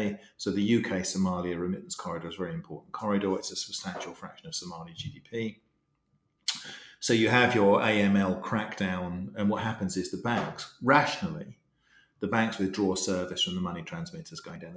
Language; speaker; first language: English; native; English